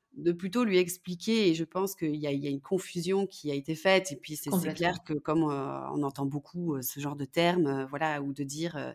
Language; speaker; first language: French; native; French